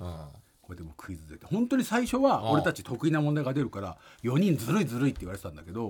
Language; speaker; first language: Japanese; native; Japanese